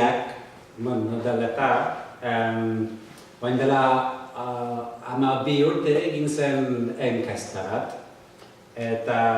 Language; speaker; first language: Basque; non-native, learner; English